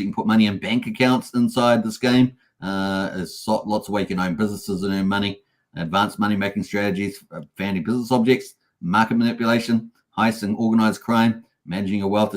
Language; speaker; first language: English; native; English